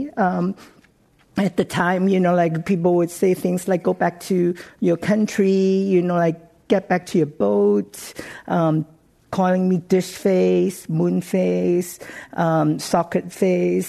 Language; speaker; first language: English; non-native, local second language; Cantonese